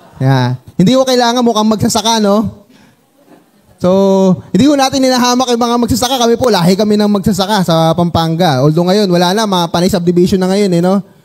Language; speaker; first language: Filipino; non-native, local second language; Cebuano